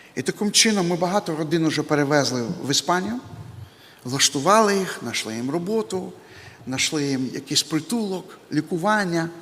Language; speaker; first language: Ukrainian; native; Ukrainian